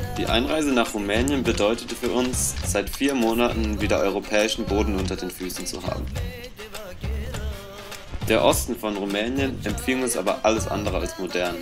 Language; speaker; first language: German; native; German